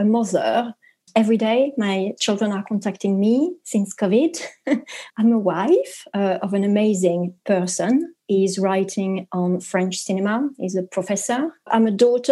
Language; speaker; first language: English; non-native, fluent; French